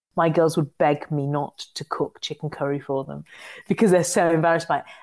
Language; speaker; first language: English; native; English